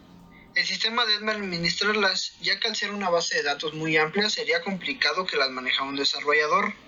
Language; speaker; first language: Spanish; native; Spanish